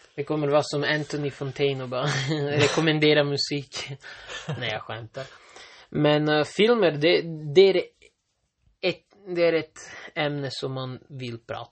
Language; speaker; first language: Swedish; non-native, local second language; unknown